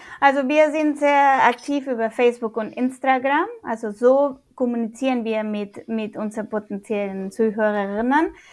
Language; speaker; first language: German; non-native, fluent; Spanish